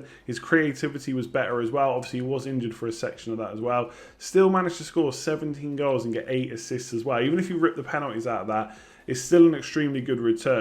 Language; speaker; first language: English; native; English